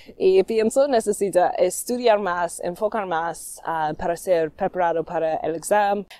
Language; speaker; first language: Spanish; non-native, learner; English